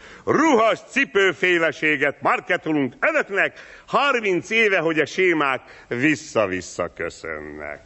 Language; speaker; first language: Hungarian; native; Hungarian